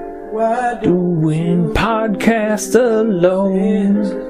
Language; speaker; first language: English; native; English